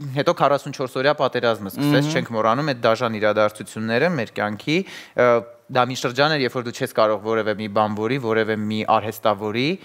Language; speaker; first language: Armenian; native; Armenian